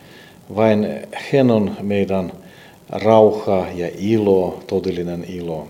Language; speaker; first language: Finnish; non-native, fluent; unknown